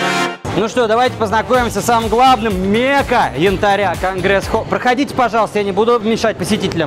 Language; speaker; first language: Russian; native; Russian